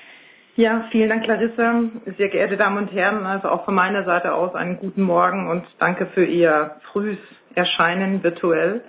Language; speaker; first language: German; native; German